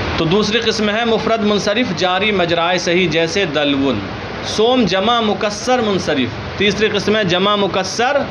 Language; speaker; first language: Urdu; native; Urdu